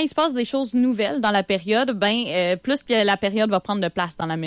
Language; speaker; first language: French; native; French